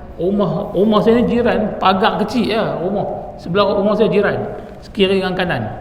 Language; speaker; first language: Malay; non-native, local second language; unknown